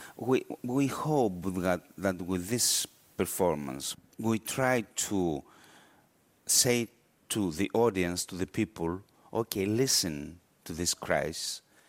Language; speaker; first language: English; non-native, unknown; Greek